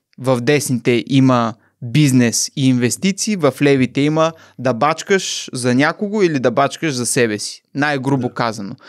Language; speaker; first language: Bulgarian; native; Bulgarian